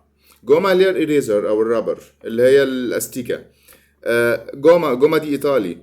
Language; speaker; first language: Arabic; native; Arabic